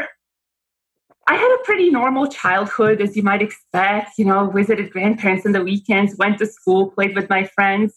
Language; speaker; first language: English; non-native, fluent; Bosnian